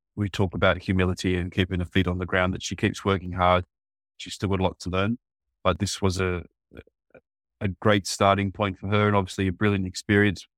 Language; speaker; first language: English; native; English